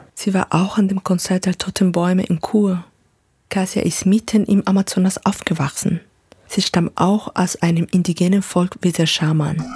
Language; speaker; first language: German; non-native, fluent; Spanish